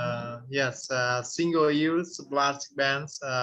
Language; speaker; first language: English; non-native, learner; Vietnamese